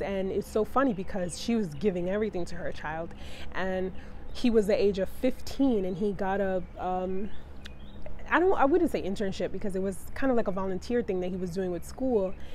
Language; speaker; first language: English; early bilingual, other home language; Spanish